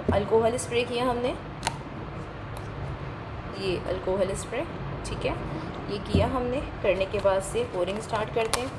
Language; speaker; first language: Hindi; native; Hindi